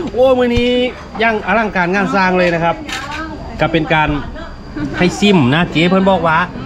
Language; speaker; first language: Thai; native; Thai